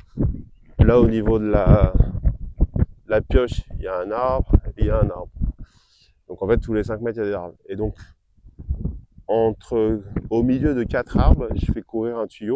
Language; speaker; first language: French; native; French